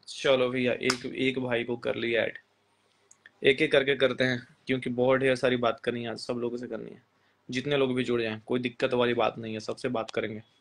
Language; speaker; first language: Hindi; native; Hindi